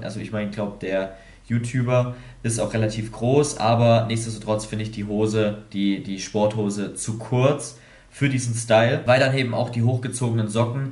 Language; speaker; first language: German; native; German